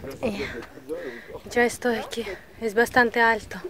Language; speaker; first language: Spanish; non-native, learner; Russian